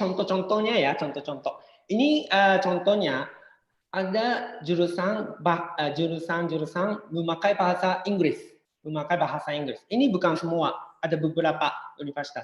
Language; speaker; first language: Indonesian; non-native, fluent; Japanese